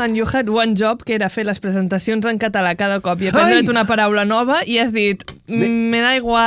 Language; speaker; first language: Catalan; native; Catalan